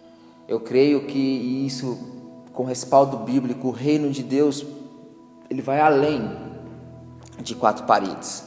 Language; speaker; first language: Portuguese; native; Portuguese